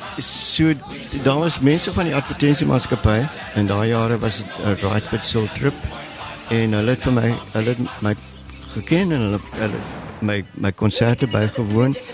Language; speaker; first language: Afrikaans; non-native, local second language; English